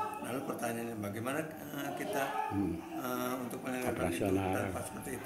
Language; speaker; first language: Indonesian; native; Indonesian